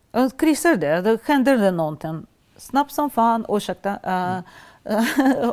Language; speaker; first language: Swedish; non-native, fluent; Russian